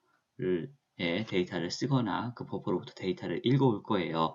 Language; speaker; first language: Korean; native; Korean